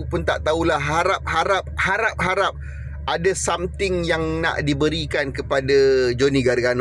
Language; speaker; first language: Malay; native; Malay